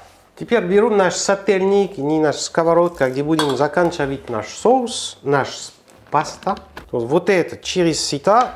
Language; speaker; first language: Russian; non-native, learner; French